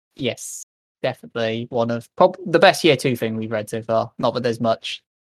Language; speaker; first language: English; native; English